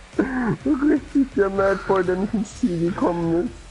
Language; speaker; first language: German; native; German